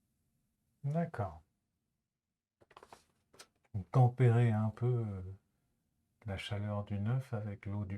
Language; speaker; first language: French; native; French